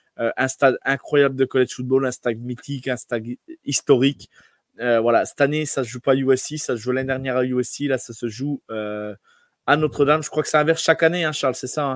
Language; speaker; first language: French; native; French